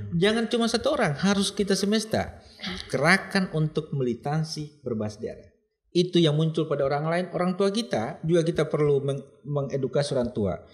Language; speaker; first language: Indonesian; native; Indonesian